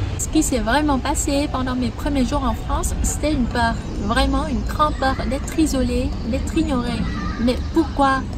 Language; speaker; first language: French; non-native, fluent; Vietnamese